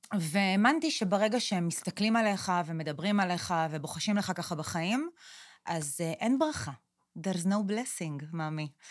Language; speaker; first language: Hebrew; native; Hebrew